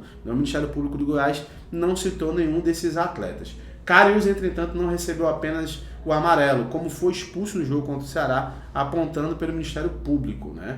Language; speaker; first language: Portuguese; native; Portuguese